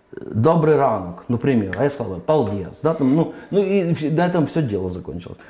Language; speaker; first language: Russian; native; Russian